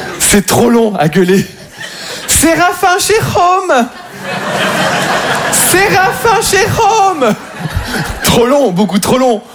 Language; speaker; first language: French; native; French